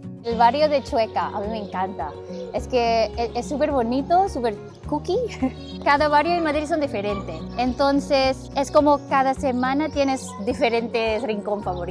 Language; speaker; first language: Spanish; non-native, fluent; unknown